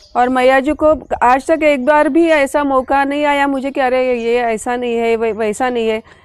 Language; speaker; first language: Hindi; non-native, local second language; Marathi